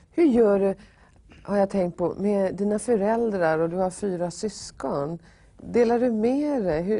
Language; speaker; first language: Swedish; native; Swedish